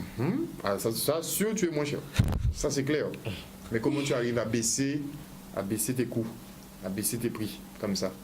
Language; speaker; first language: French; native; French